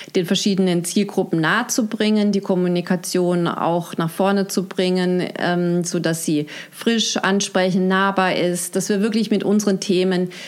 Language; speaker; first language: German; native; German